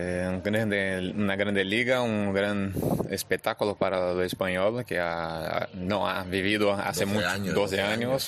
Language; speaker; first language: Spanish; non-native, fluent; Portuguese